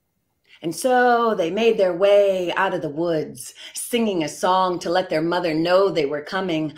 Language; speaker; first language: English; native; English